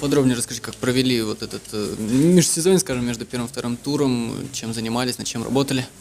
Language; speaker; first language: Russian; native; Russian